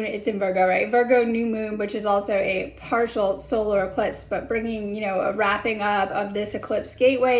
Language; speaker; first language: English; native; English